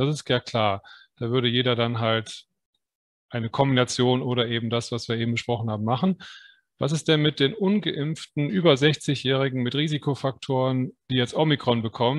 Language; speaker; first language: German; native; German